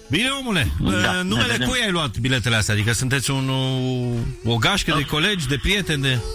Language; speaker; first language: Romanian; native; Romanian